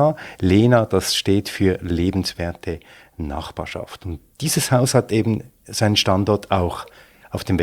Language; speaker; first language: German; native; German